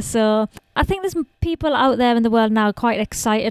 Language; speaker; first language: English; native; English